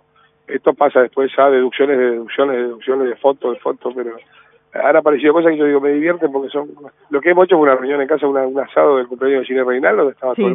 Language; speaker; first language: Spanish; native; Spanish